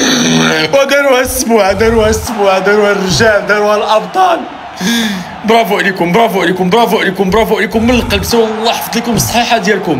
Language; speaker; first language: Arabic; native; Arabic